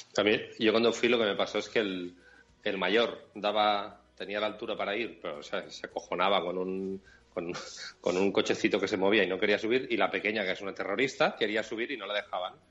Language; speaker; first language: Spanish; non-native, local second language; Catalan